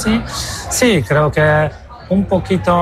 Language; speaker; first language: Spanish; non-native, fluent; Polish